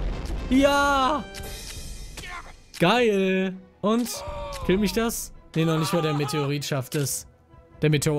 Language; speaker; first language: German; native; German